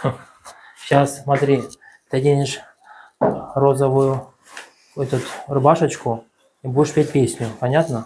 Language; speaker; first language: Russian; native; Russian